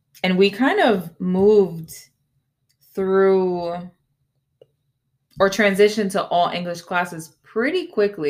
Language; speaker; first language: English; early bilingual, other home language; Spanish